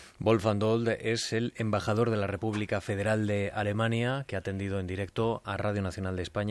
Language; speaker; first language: Spanish; native; Spanish